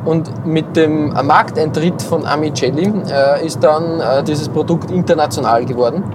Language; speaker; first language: German; native; German